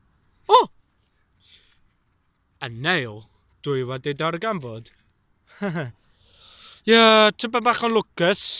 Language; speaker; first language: Welsh; non-native, local second language; English